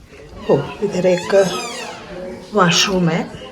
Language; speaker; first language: Hindi; non-native, local second language; Malayalam